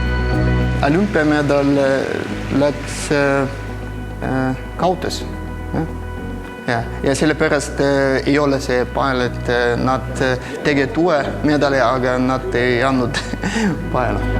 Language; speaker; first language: Estonian; non-native, local second language; Russian